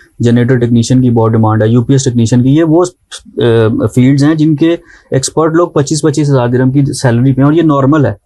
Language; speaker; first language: Urdu; non-native, local second language; Pahari-Potwari